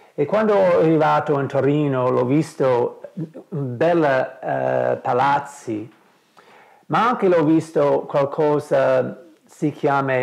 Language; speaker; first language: Italian; non-native, learner; English